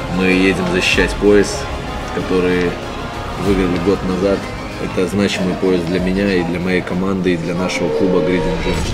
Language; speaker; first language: Russian; early bilingual, other home language; Azerbaijani